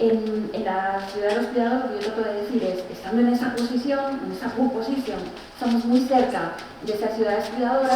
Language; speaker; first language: Spanish; native; Spanish